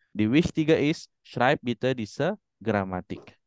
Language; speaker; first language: German; non-native, fluent; Indonesian